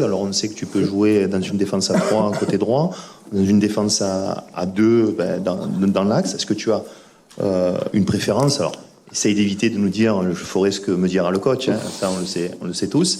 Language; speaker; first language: French; native; French